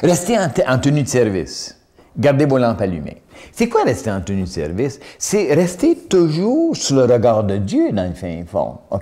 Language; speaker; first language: French; native; French